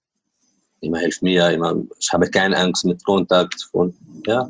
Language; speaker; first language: German; non-native, learner; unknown